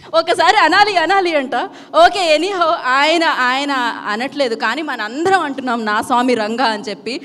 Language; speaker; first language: Telugu; native; Telugu